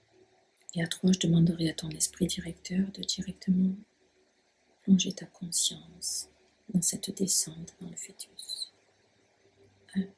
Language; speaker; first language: French; native; French